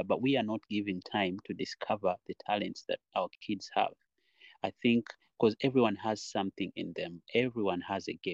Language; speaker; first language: English; non-native, local second language; Nyankole